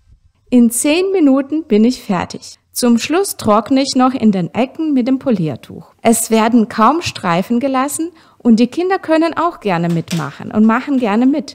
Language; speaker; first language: German; non-native, fluent; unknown